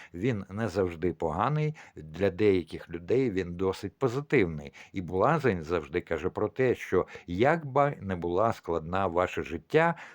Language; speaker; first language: Ukrainian; non-native, local second language; Russian